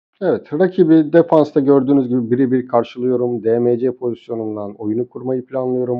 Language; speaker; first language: Turkish; native; Turkish